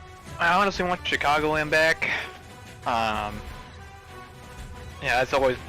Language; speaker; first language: English; native; English